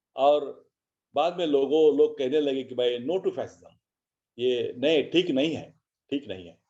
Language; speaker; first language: Hindi; non-native, local second language; Marathi